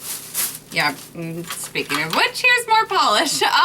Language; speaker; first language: English; native; English